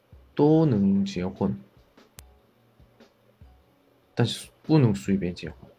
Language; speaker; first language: Chinese; non-native, learner; Korean